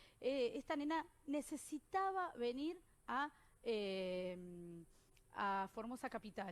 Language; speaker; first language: Spanish; native; Spanish